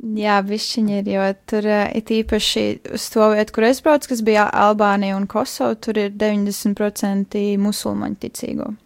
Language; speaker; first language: Latvian; native; Latvian